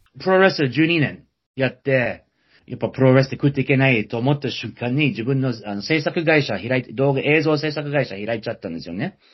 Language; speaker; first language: Japanese; non-native, fluent; English